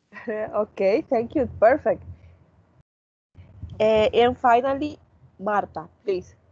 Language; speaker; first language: English; non-native, learner; Spanish